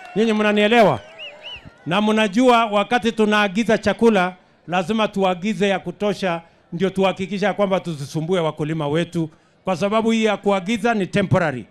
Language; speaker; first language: Swahili; non-native, local second language; Kalenjin